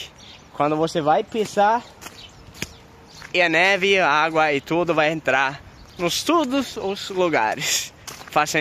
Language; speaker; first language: Portuguese; non-native, fluent; Swedish